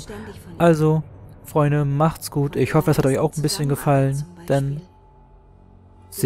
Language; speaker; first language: German; native; German